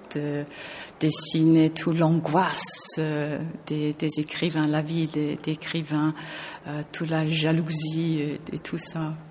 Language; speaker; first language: French; non-native, fluent; English